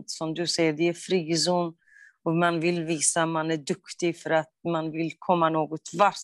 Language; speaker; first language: Swedish; non-native, fluent; Kurdish